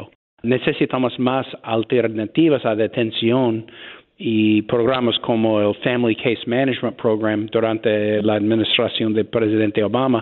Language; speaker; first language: Spanish; non-native, fluent; English